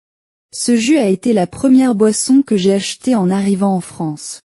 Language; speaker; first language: French; non-native, learner; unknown